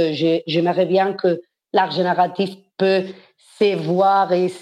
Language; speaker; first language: French; non-native, fluent; Spanish